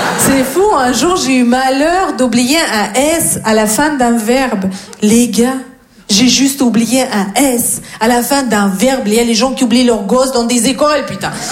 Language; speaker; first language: French; non-native, fluent; Russian